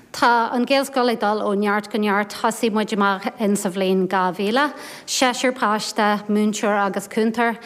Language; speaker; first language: Irish; non-native, local second language; English